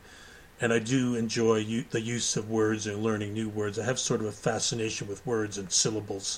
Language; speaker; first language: English; native; English